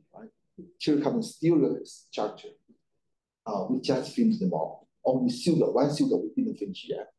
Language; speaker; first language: English; non-native, fluent; Chinese